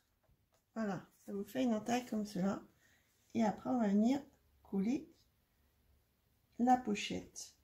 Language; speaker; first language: French; native; French